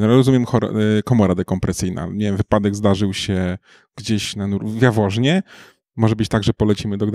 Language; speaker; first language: Polish; native; Polish